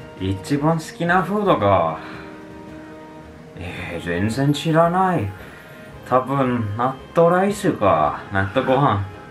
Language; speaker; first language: Japanese; non-native, learner; Finnish